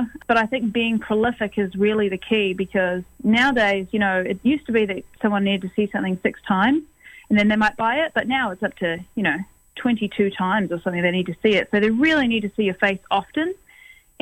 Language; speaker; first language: English; native; English